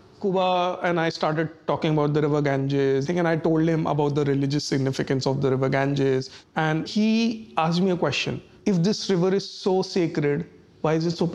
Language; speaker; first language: English; non-native, local second language; Hindi